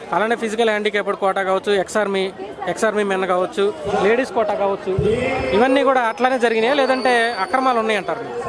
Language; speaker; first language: Telugu; native; Telugu